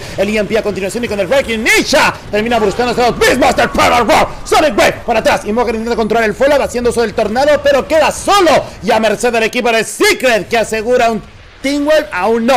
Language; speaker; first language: Spanish; native; Spanish